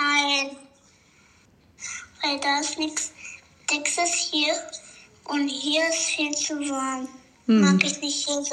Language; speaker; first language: German; early bilingual, other home language; Kurdish